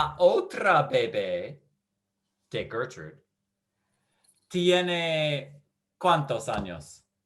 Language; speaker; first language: Spanish; non-native, learner; English